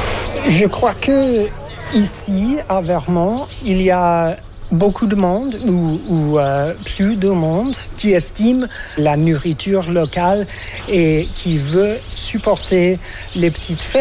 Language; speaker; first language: French; non-native, fluent; English